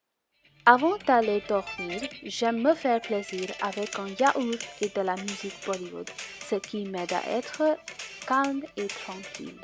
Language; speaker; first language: French; non-native, learner; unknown